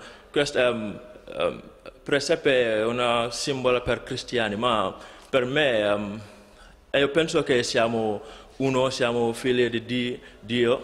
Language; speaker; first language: Italian; non-native, learner; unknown